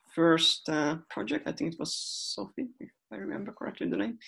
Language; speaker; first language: English; non-native, fluent; Hungarian